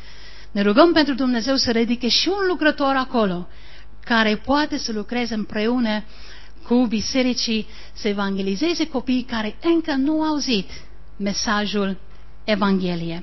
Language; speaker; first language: Romanian; non-native, learner; English